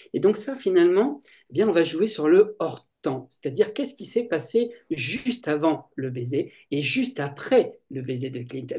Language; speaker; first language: French; native; French